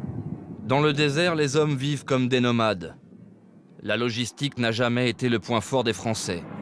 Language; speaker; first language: French; native; French